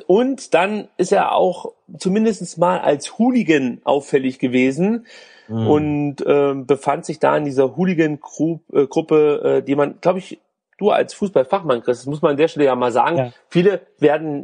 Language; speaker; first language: German; native; German